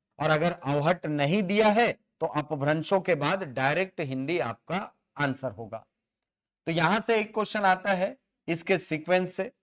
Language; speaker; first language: Hindi; native; Hindi